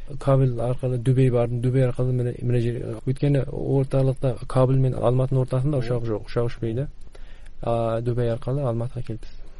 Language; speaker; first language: Kazakh; early bilingual, heritage; Kazakh